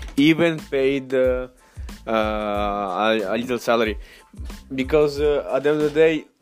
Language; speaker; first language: English; non-native, learner; Ukrainian